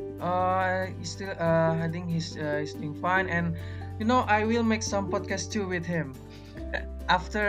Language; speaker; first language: English; non-native, learner; Indonesian